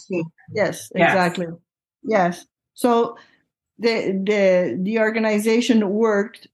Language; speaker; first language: English; non-native, fluent; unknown